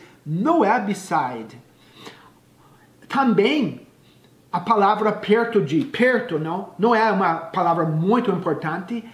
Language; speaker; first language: Portuguese; non-native, fluent; English